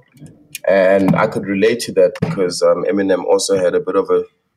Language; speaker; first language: English; non-native, local second language; Xhosa